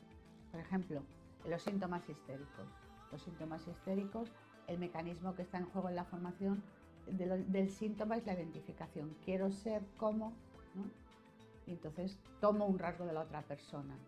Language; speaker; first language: Spanish; native; Spanish